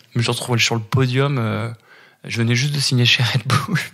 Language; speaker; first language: French; native; French